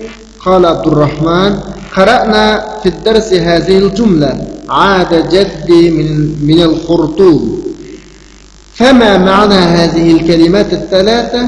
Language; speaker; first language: Arabic; non-native, fluent; Uyghur